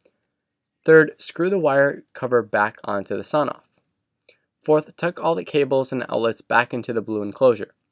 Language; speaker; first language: English; native; English